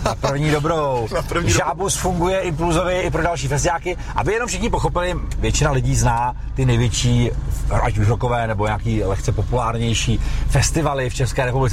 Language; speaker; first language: Czech; native; Czech